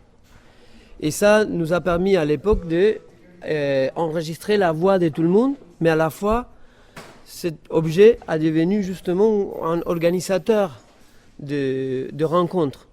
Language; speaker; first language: French; non-native, fluent; Spanish